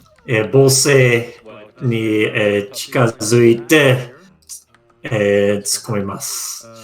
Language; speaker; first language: Japanese; non-native, fluent; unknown